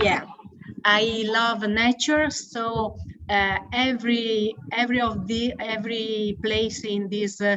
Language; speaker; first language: English; non-native, learner; Italian